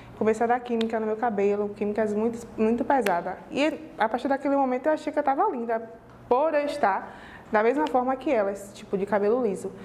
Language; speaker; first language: Portuguese; native; Portuguese